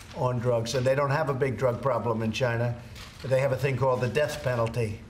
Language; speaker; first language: English; native; English